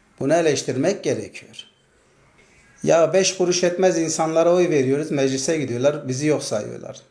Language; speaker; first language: Turkish; non-native, local second language; Zaza